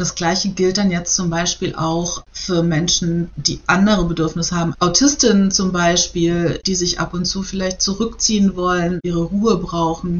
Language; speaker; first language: German; native; German